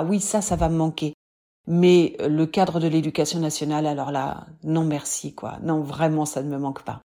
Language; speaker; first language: French; native; French